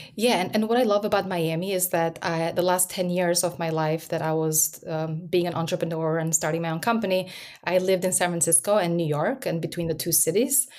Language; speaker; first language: English; early bilingual, other home language; Albanian